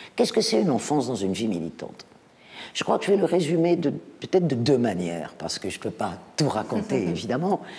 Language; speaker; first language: French; native; French